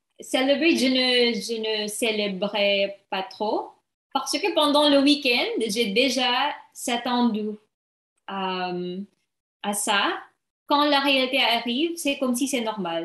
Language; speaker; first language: French; non-native, learner; English